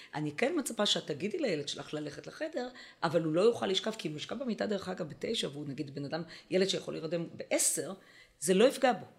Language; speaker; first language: Hebrew; native; Hebrew